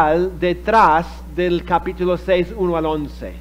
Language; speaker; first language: Spanish; non-native, fluent; English